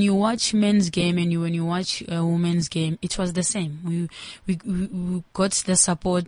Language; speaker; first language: English; non-native, local second language; Zulu